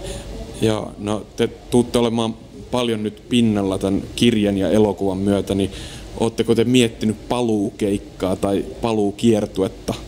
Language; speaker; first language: Finnish; native; Finnish